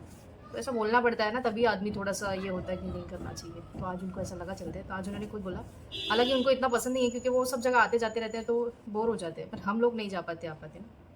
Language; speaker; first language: Hindi; native; Hindi